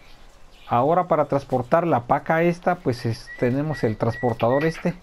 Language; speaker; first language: Spanish; native; Spanish